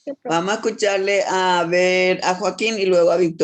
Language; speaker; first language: Spanish; native; Spanish